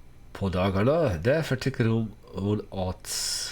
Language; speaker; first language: Swedish; non-native, learner; Dutch